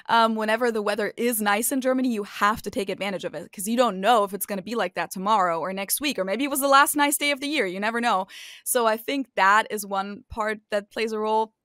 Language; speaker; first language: English; non-native, fluent; German